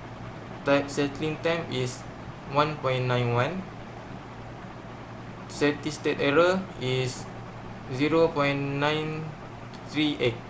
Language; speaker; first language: English; non-native, learner; Malay